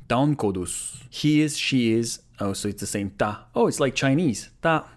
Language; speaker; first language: English; non-native, fluent; Japanese